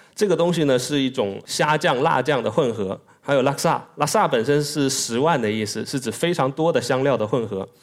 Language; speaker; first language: Chinese; native; Chinese